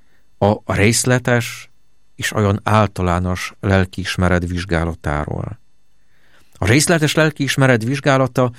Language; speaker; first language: Hungarian; non-native, fluent; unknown